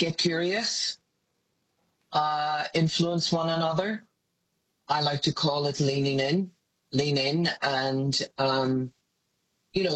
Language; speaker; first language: English; native; English